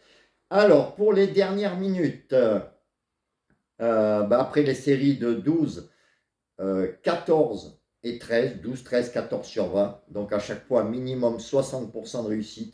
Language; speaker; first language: French; native; French